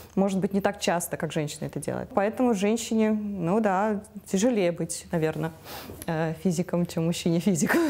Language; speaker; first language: Russian; native; Russian